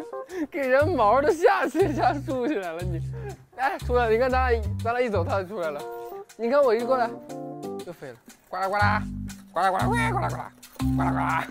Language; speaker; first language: Chinese; native; Chinese